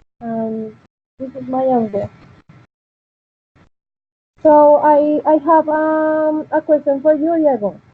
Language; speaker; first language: English; non-native, learner; Spanish